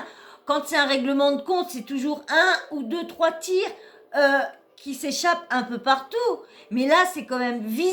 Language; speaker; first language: French; native; French